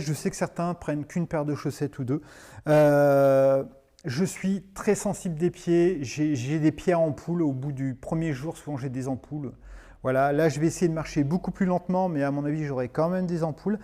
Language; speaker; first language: French; native; French